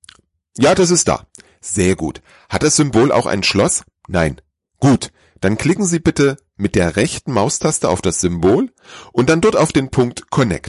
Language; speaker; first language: German; native; German